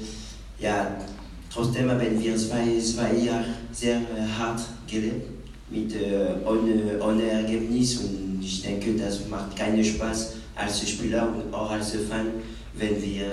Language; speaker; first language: German; non-native, fluent; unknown